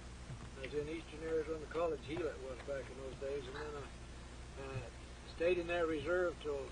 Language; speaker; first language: English; native; English